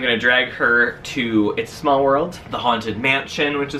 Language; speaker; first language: English; native; English